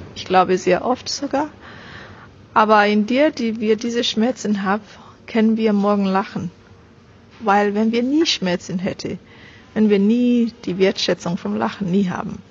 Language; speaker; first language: German; non-native, fluent; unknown